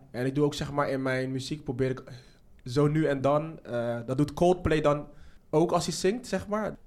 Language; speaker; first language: Dutch; early bilingual, other home language; Akan